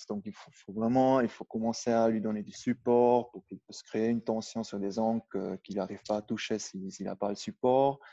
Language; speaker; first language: French; non-native, local second language; German